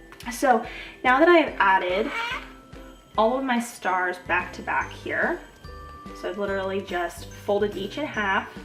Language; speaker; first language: English; native; English